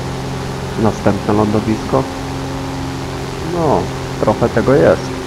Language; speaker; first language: Polish; native; Polish